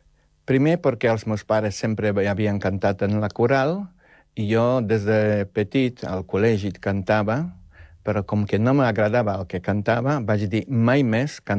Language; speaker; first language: Catalan; non-native, fluent; Polish